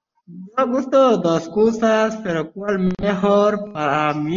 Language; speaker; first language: Spanish; non-native, learner; Bangla